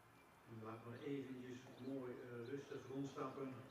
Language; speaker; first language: Dutch; native; Dutch